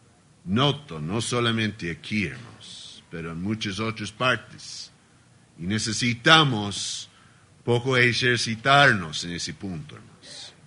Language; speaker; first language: Spanish; non-native, learner; Portuguese